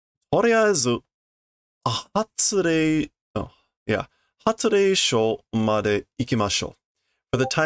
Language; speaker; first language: Japanese; non-native, learner; English